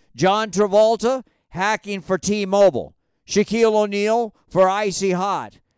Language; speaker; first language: English; native; English